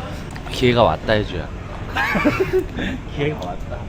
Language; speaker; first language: Korean; native; Korean